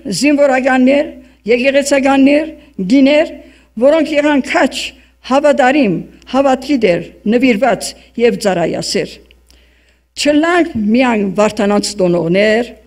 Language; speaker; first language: Armenian; early bilingual, heritage; Armenian